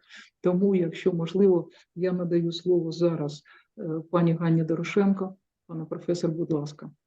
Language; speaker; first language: Ukrainian; native; Ukrainian